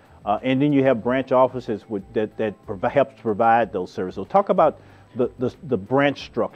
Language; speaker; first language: English; native; English